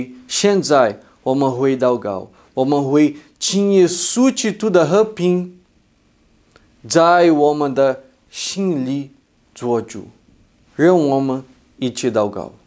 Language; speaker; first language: Chinese; non-native, fluent; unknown